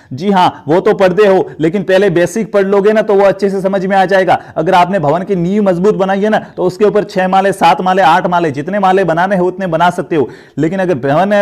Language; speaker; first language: Hindi; native; Hindi